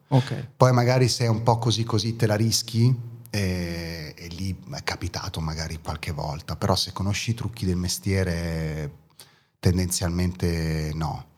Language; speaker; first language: Italian; early bilingual, other home language; German